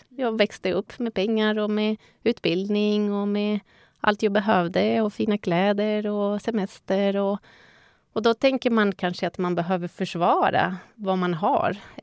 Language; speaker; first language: Swedish; non-native, fluent; Spanish